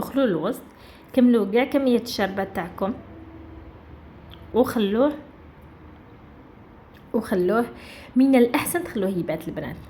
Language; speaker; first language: Arabic; native; Arabic